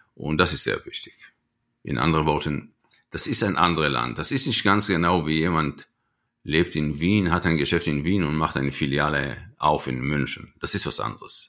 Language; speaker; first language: German; non-native, fluent; Hebrew